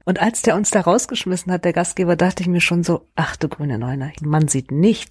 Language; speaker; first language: German; native; German